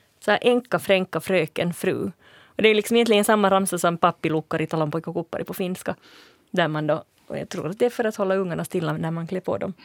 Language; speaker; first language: Swedish; native; Swedish